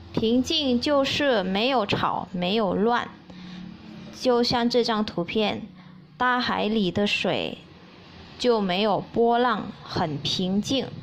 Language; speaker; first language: Chinese; early bilingual, heritage; Chinese